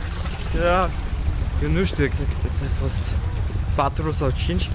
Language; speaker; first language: Romanian; non-native, learner; German